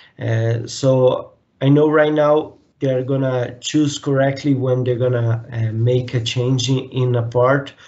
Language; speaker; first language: English; non-native, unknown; Portuguese